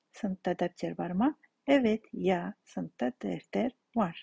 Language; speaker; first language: Turkish; non-native, fluent; Kazakh